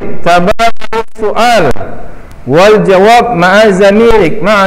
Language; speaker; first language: Arabic; non-native, fluent; Indonesian